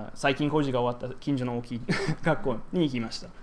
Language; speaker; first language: Japanese; non-native, fluent; English